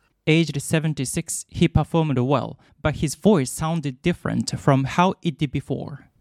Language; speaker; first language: English; non-native, fluent; Japanese